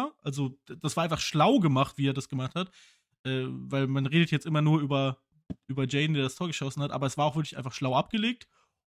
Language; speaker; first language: German; native; German